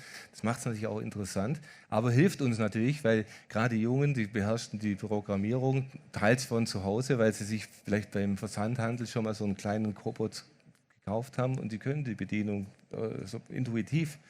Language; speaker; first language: German; native; German